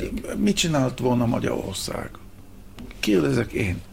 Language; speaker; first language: Hungarian; early bilingual, heritage; Hebrew